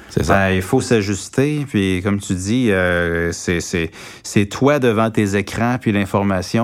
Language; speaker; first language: French; native; French